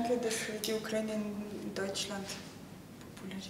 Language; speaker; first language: German; non-native, fluent; Russian